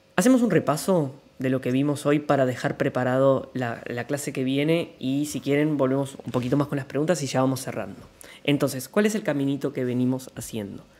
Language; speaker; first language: Spanish; native; Spanish